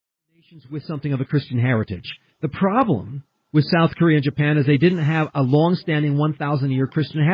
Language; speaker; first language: English; early bilingual, heritage; English